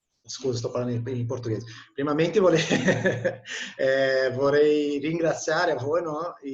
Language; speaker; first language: Italian; non-native, fluent; Portuguese